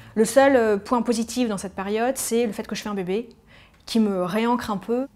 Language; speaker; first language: French; native; French